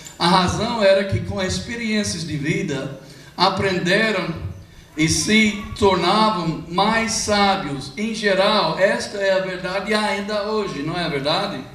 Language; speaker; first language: Portuguese; non-native, fluent; English